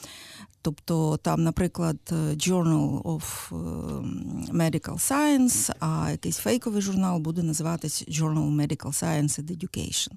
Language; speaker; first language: Ukrainian; native; Ukrainian